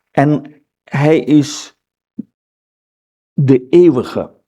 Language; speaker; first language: Dutch; non-native, fluent; Indonesian